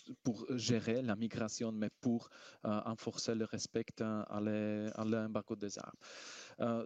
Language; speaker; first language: French; non-native, fluent; Slovak